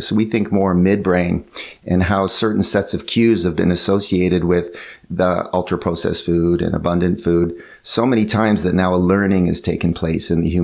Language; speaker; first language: English; native; English